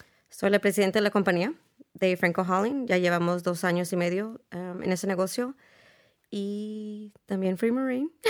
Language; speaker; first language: Spanish; early bilingual, heritage; Spanish